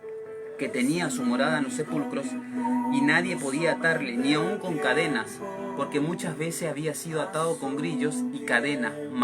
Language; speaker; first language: Spanish; native; Spanish